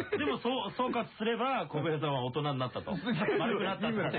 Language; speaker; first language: Japanese; native; Japanese